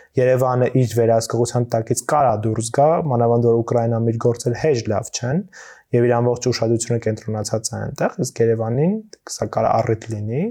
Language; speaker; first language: Armenian; native; Armenian